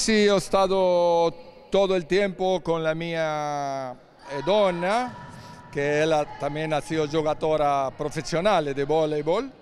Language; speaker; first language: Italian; non-native, learner; Spanish